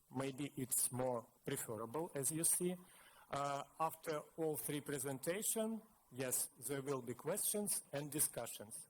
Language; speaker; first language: English; non-native, fluent; Russian